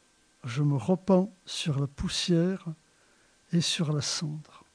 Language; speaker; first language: French; native; French